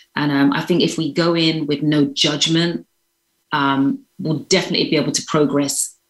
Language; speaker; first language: English; native; English